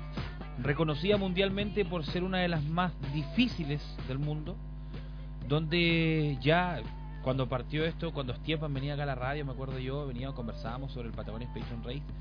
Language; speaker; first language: Spanish; native; Spanish